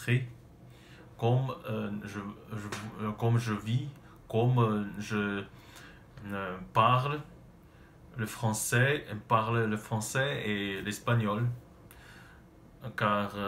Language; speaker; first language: French; non-native, learner; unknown